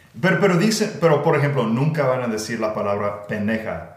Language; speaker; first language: Spanish; non-native, fluent; English